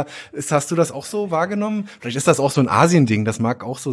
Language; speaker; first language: German; native; German